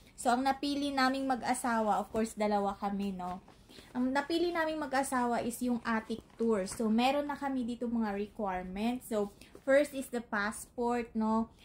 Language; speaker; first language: Filipino; native; Filipino